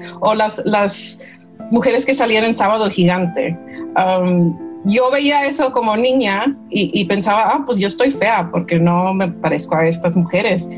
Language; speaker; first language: Spanish; early bilingual, heritage; English